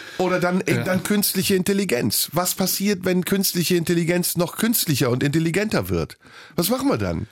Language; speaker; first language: German; early bilingual, other home language; Turkish